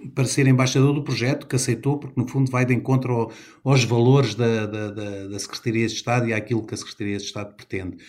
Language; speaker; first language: Portuguese; native; Portuguese